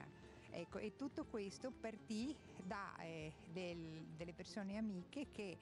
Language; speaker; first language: Italian; native; Italian